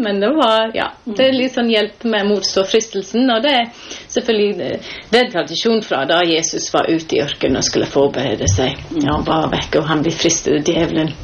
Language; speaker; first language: Norwegian; non-native, fluent; English